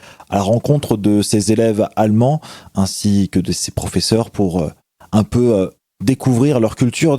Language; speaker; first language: French; native; French